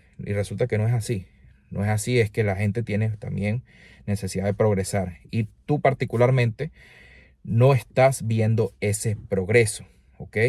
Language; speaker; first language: Spanish; native; Spanish